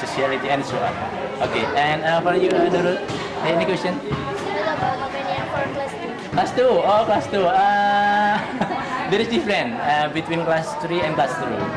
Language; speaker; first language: English; non-native, fluent; Indonesian